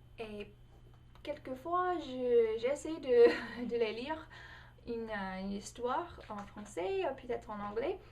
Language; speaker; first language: French; non-native, fluent; English